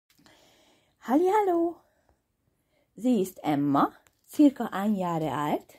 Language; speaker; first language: German; non-native, learner; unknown